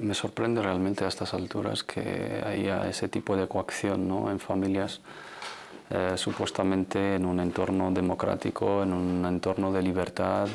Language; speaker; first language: Spanish; native; Spanish